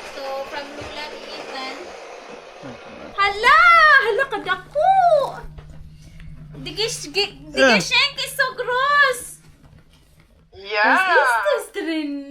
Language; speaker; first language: German; non-native, learner; Cebuano